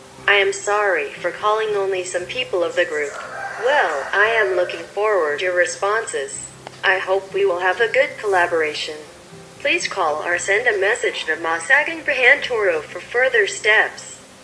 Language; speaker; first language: English; non-native, fluent; Javanese